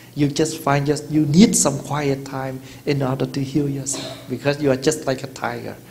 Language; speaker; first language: English; early bilingual, other home language; Vietnamese